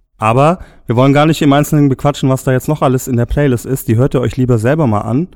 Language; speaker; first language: German; native; German